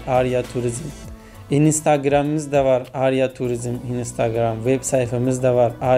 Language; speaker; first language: Turkish; non-native, fluent; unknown